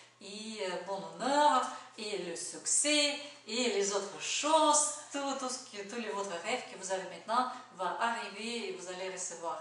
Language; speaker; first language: French; non-native, fluent; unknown